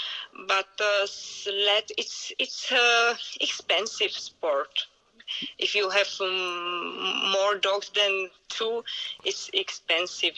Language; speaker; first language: English; non-native, learner; Czech